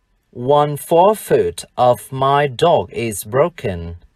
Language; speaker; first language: English; non-native, fluent; Vietnamese